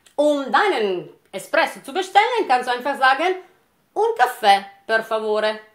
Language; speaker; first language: German; non-native, fluent; Italian